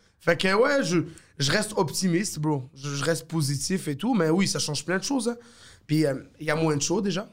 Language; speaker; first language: French; early bilingual, other home language; Arabic